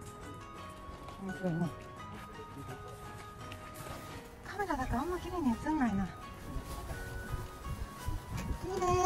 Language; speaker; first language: Japanese; native; Japanese